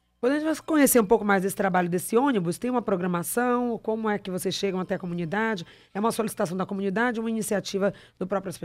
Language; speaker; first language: Portuguese; native; Portuguese